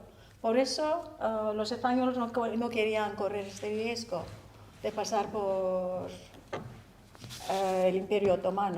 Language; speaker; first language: Spanish; non-native, fluent; Turkish